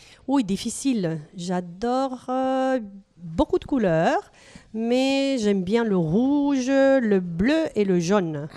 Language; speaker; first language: French; non-native, fluent; Spanish